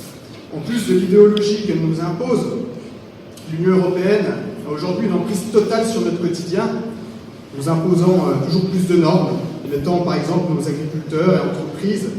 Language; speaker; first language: French; native; French